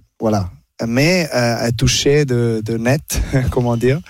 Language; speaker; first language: French; non-native, learner; Serbian